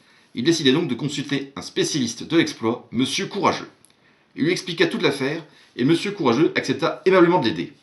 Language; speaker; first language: French; native; French